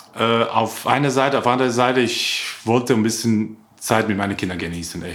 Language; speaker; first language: German; non-native, learner; Croatian